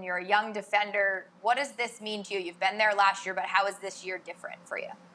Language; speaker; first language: English; native; English